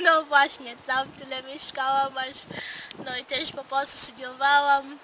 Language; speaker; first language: Polish; non-native, fluent; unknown